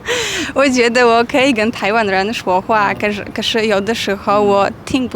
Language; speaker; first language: Chinese; non-native, learner; Polish